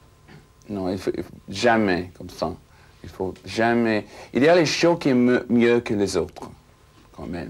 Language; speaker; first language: French; non-native, fluent; English